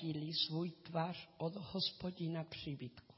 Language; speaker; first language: Czech; non-native, learner; Spanish